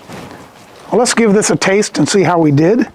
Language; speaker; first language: English; native; English